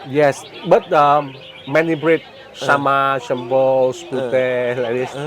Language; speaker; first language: English; non-native, learner; Vietnamese